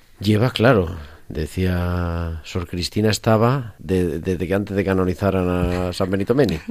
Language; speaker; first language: Spanish; native; Spanish